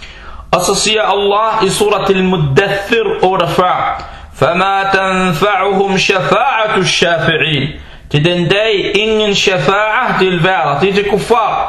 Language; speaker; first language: Danish; non-native, fluent; Arabic